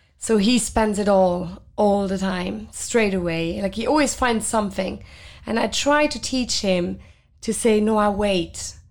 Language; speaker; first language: English; non-native, fluent; Luxembourgish